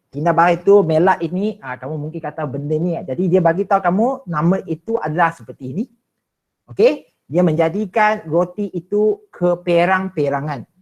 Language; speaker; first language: Malay; non-native, local second language; Chinese